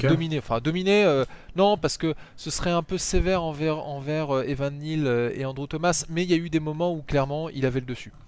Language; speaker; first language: French; native; French